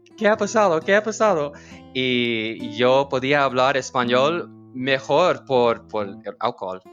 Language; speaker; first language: Spanish; non-native, learner; English